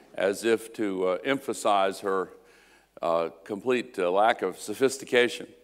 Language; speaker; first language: English; native; English